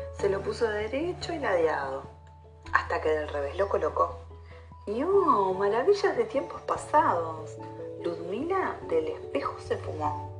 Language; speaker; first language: Spanish; native; Spanish